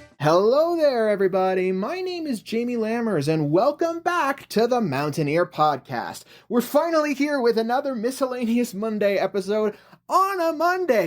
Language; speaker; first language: English; native; English